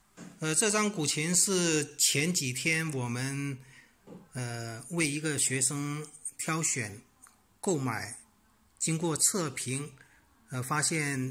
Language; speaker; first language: Chinese; native; Chinese